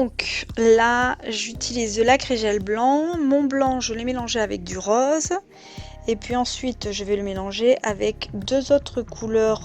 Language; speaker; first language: French; native; French